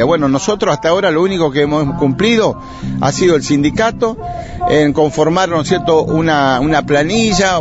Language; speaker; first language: Spanish; native; Spanish